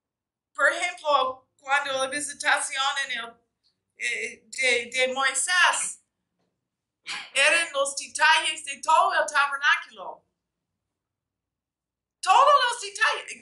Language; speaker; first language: Spanish; non-native, fluent; English